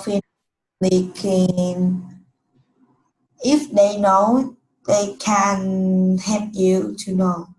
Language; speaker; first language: English; non-native, learner; Vietnamese